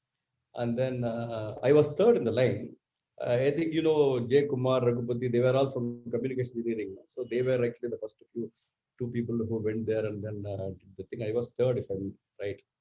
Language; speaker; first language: English; non-native, local second language; Tamil